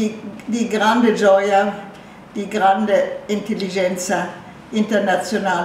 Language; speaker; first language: Italian; non-native, fluent; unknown